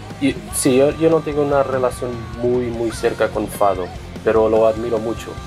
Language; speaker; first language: Spanish; non-native, learner; Portuguese